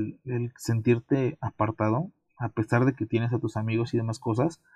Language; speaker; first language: Spanish; native; Spanish